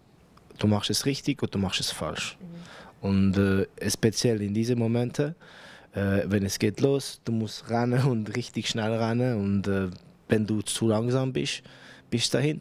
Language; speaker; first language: German; non-native, fluent; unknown